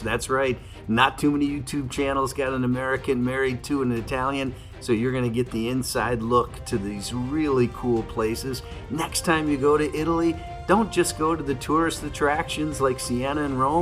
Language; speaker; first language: English; native; English